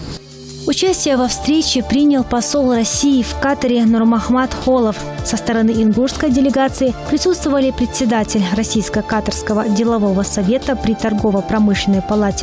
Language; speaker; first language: Russian; native; Russian